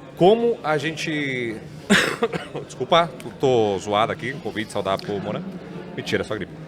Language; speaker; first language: Portuguese; native; Portuguese